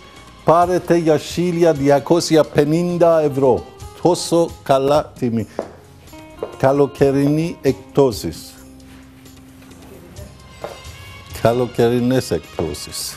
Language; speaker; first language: Greek; non-native, learner; Persian